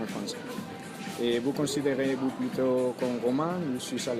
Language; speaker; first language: French; non-native, learner; Spanish